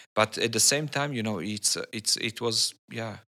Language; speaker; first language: English; non-native, learner; Serbian